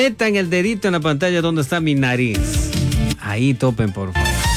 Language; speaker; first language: Spanish; non-native, local second language; Quechua